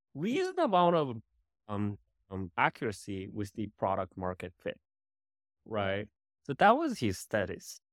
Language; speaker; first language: English; non-native, fluent; Japanese